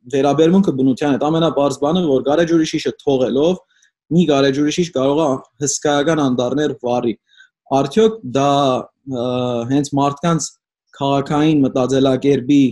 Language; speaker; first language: Armenian; early bilingual, heritage; Armenian